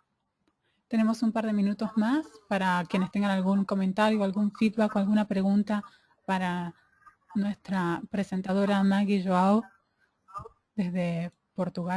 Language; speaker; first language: Spanish; native; Spanish